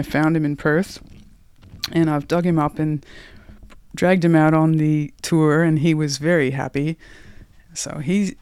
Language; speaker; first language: English; native; English